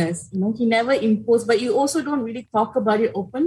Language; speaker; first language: English; non-native, local second language; Tamil